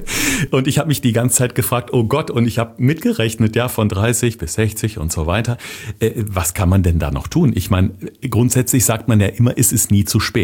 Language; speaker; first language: German; native; German